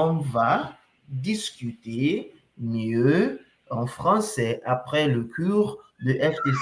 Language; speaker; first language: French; non-native, fluent; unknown